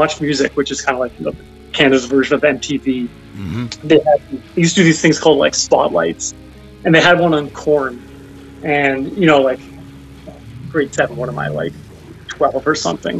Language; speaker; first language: English; native; English